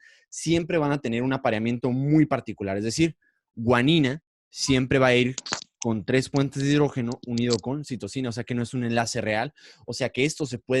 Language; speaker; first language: Spanish; native; Spanish